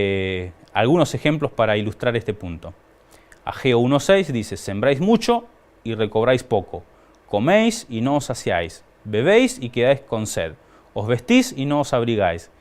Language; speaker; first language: Spanish; native; Spanish